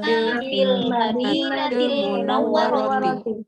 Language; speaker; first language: Arabic; non-native, learner; Indonesian